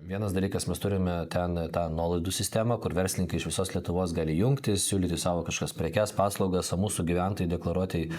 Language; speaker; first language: Lithuanian; non-native, local second language; Polish